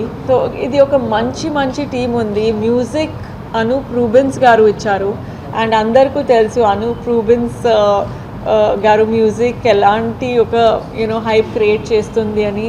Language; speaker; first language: Telugu; non-native, fluent; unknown